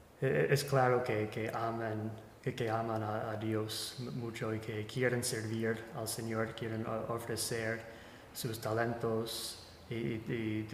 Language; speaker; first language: Spanish; non-native, fluent; English